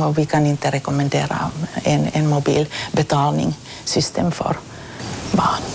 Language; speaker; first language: Swedish; non-native, local second language; Finnish